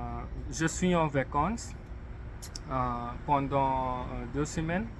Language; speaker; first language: French; non-native, learner; English